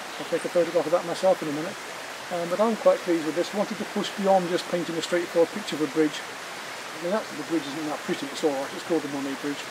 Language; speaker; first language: English; native; English